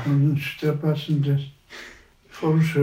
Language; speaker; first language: German; non-native, fluent; Polish